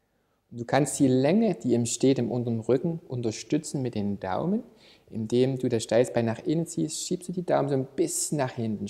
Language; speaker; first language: German; native; German